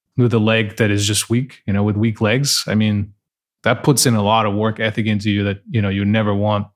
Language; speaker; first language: English; non-native, fluent; Portuguese